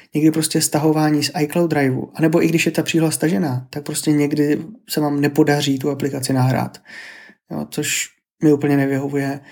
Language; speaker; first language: Czech; native; Czech